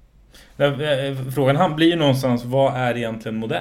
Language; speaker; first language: Swedish; native; Swedish